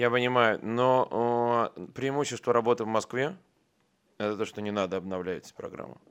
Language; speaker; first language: Russian; native; Russian